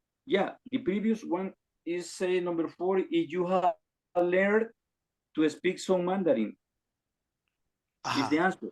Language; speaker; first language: English; non-native, learner; Spanish